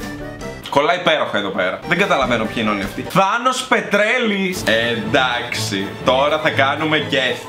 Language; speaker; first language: Greek; native; Greek